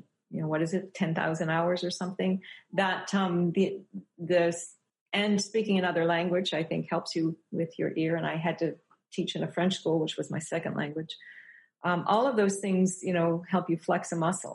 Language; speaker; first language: English; native; English